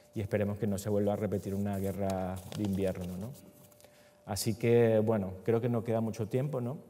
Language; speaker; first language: Spanish; native; Spanish